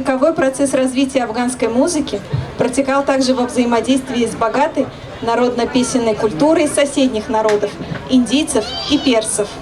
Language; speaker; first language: Russian; native; Russian